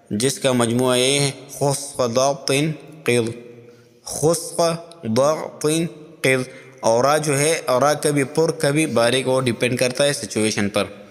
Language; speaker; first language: Urdu; non-native, local second language; Pashto